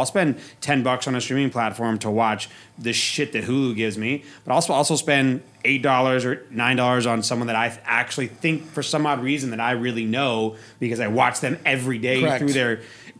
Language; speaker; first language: English; native; English